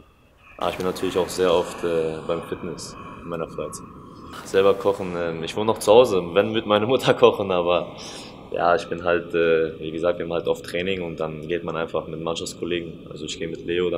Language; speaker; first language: German; native; German